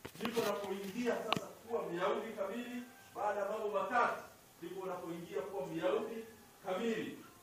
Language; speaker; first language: Swahili; native; Swahili